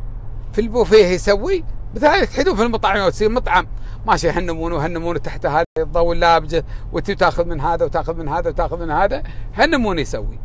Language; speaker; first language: Arabic; native; Arabic